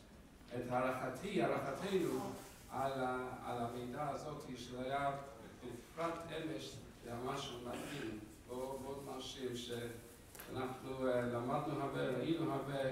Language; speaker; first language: Hebrew; non-native, fluent; English